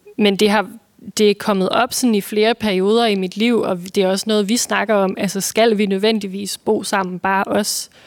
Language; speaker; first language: Danish; native; Danish